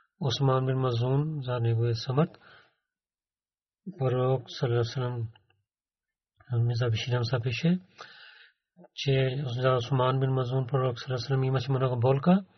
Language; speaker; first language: Bulgarian; non-native, learner; Urdu